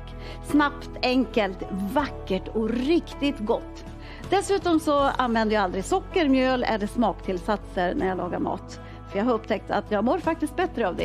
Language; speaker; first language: Swedish; native; Swedish